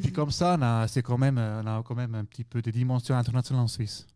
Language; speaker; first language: French; non-native, local second language; German